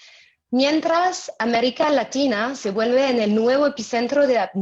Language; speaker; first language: Spanish; non-native, fluent; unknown